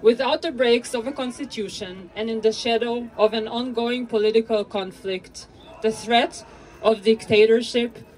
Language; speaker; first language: English; non-native, fluent; Hebrew